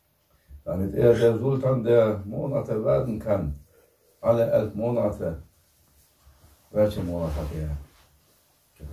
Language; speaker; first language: German; non-native, fluent; Turkish